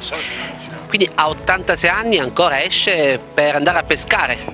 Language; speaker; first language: Italian; native; Italian